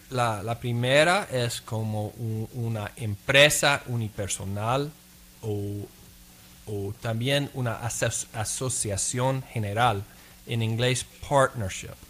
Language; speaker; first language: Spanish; non-native, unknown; English